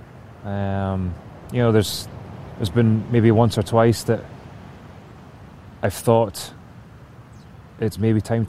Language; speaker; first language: English; native; English